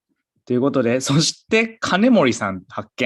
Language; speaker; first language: Japanese; native; Japanese